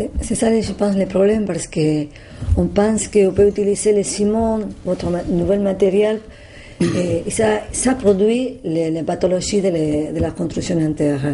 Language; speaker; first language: French; non-native, learner; Spanish